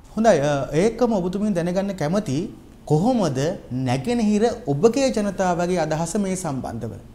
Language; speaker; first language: Sinhala; native; Sinhala